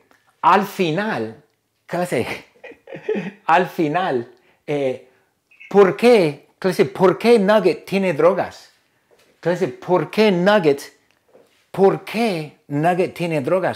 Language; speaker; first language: Spanish; non-native, fluent; English